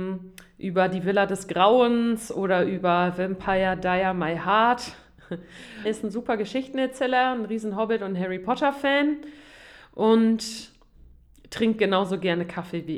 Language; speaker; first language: German; native; German